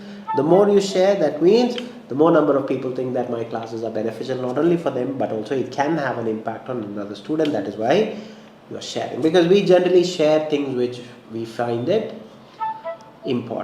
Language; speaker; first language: English; non-native, local second language; Malayalam